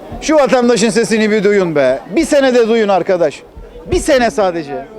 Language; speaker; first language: Turkish; native; Turkish